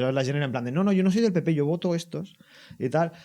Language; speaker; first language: Spanish; non-native, local second language; Catalan